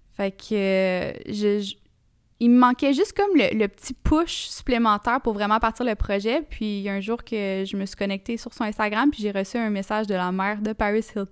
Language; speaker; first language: French; native; French